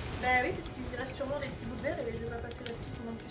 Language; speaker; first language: French; native; French